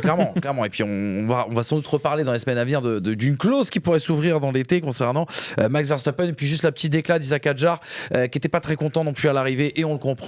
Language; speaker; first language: French; native; French